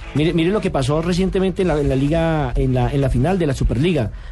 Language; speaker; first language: Spanish; native; Spanish